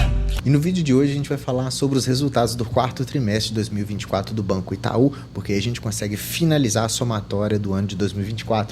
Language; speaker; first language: Portuguese; native; Portuguese